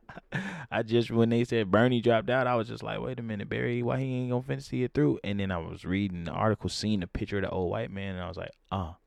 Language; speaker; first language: English; native; English